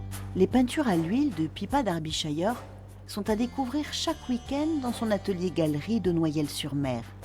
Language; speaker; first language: French; native; French